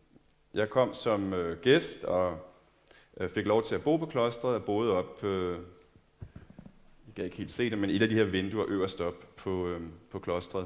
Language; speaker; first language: Danish; native; Danish